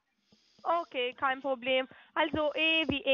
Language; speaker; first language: German; non-native, fluent; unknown